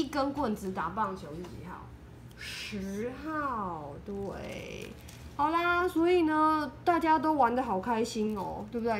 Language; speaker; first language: Chinese; native; Chinese